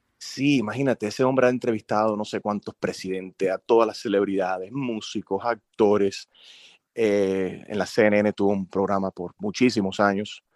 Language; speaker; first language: Spanish; early bilingual, heritage; Spanish